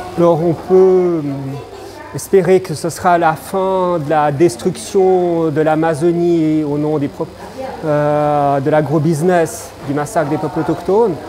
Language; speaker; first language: French; native; French